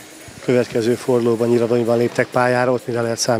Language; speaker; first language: Hungarian; native; Hungarian